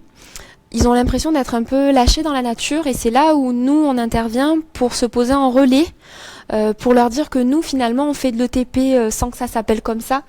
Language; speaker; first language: French; native; French